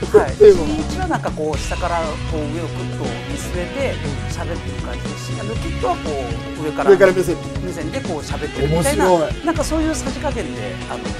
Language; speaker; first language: Japanese; native; Japanese